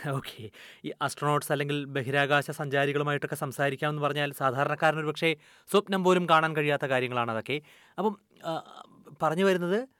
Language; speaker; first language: Malayalam; native; Malayalam